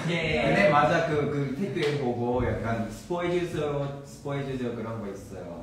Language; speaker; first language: Korean; non-native, learner; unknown